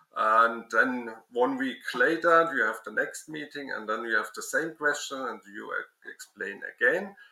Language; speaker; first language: English; non-native, learner; German